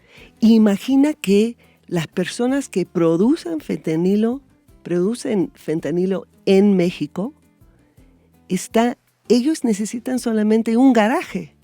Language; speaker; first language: Spanish; non-native, fluent; English